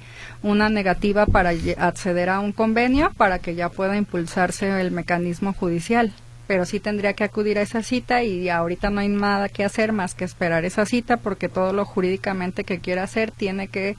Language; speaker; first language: Spanish; native; Spanish